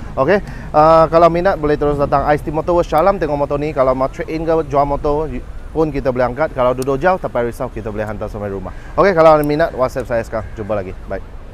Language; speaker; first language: Malay; non-native, local second language; Chinese